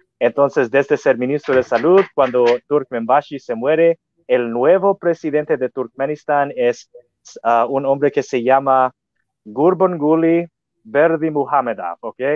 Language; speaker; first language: Spanish; non-native, fluent; English